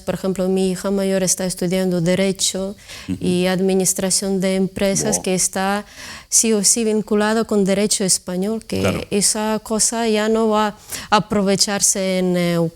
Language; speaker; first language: Spanish; non-native, fluent; Ukrainian